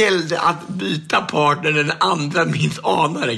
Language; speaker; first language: Swedish; native; Swedish